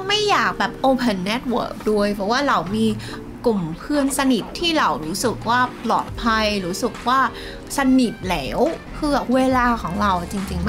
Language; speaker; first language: Thai; non-native, fluent; Vietnamese